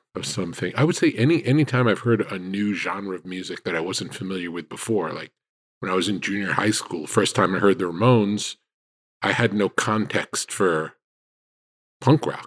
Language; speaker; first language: English; native; English